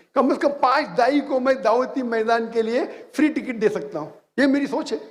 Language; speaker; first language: Hindi; non-native, local second language; Konkani